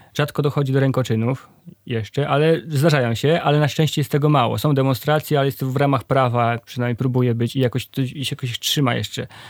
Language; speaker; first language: Polish; native; Polish